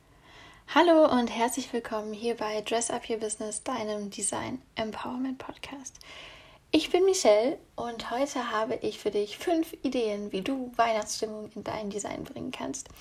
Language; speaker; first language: German; native; German